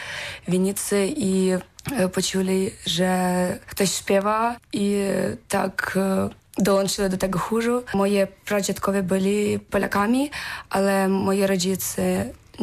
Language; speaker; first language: Polish; non-native, learner; Ukrainian